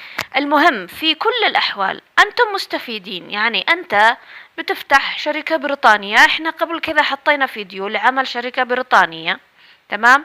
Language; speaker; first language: Arabic; native; Arabic